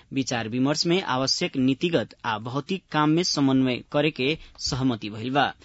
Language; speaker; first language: Bhojpuri; native; Bhojpuri